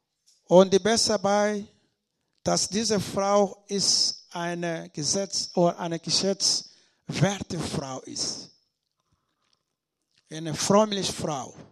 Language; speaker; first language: German; non-native, learner; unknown